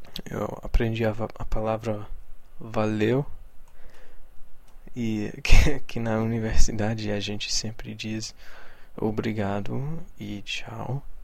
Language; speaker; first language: Portuguese; non-native, fluent; English